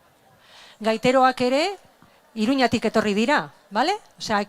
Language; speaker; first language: Basque; native; Basque